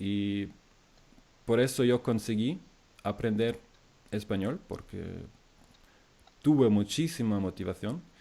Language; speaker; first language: Spanish; non-native, fluent; German